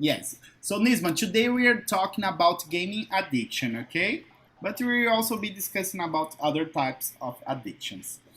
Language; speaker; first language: English; non-native, fluent; Portuguese